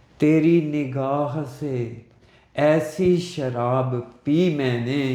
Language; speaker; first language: Urdu; non-native, local second language; Punjabi